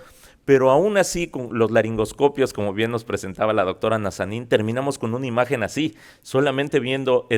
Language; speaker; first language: Spanish; native; Spanish